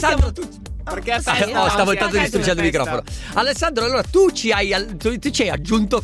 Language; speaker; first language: Italian; native; Italian